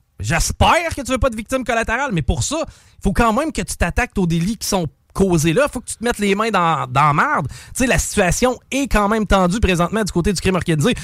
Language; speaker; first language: French; native; French